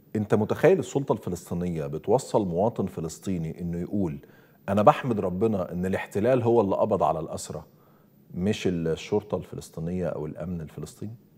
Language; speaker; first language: Arabic; native; Arabic